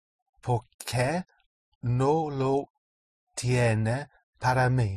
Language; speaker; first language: Spanish; non-native, learner; English